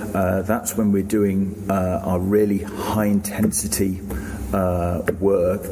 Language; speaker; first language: English; native; English